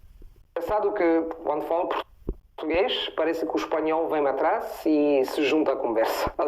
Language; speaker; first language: Portuguese; non-native, fluent; Italian